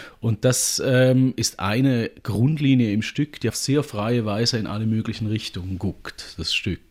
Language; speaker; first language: German; native; German